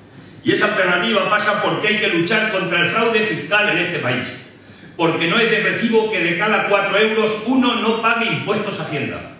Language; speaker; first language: Spanish; native; Spanish